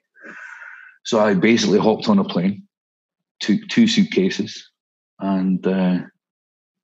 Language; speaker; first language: English; native; English